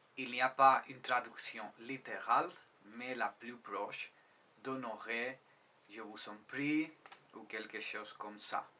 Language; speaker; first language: French; non-native, fluent; Spanish